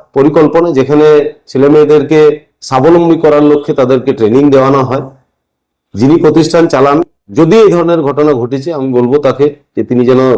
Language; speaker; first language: Bangla; native; Bangla